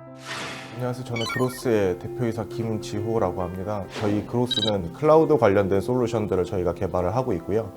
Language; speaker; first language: Korean; native; Korean